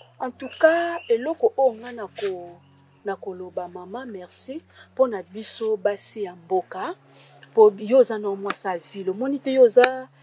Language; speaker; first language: Lingala; non-native, local second language; Kongo